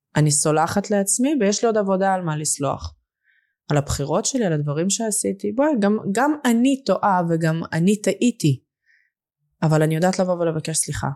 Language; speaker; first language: Hebrew; early bilingual, other home language; Russian